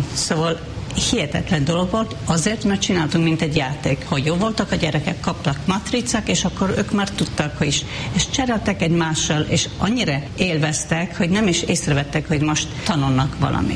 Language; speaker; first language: Hungarian; non-native, fluent; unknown